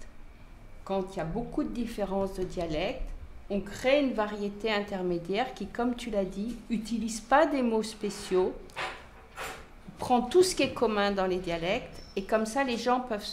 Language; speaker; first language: French; native; French